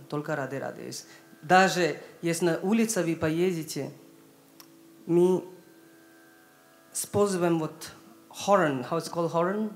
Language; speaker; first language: Russian; non-native, learner; Hindi